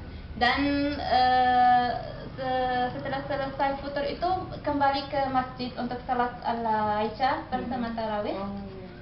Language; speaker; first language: Indonesian; non-native, learner; Arabic